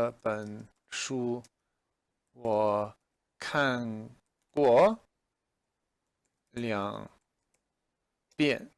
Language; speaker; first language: Chinese; non-native, fluent; English